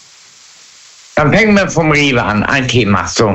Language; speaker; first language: German; native; German